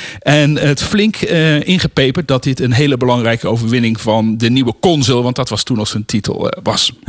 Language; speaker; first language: Dutch; native; Dutch